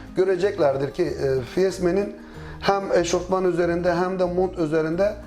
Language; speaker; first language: Turkish; native; Turkish